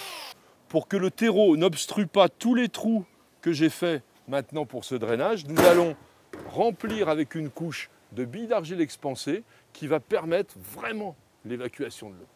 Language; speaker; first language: French; native; French